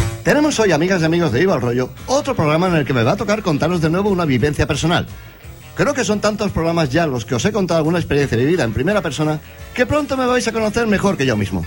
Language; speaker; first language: Spanish; native; Spanish